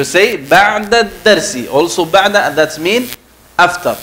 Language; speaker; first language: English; non-native, fluent; Arabic